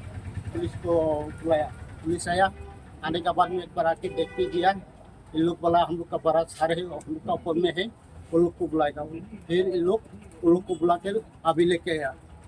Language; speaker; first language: Hindi; non-native, local second language; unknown